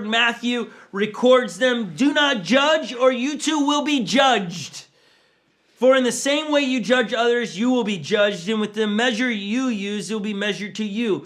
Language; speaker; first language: English; native; English